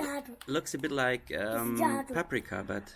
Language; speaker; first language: English; non-native, fluent; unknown